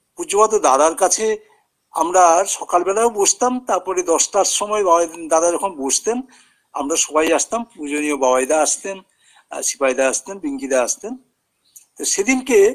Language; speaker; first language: Bangla; native; Bangla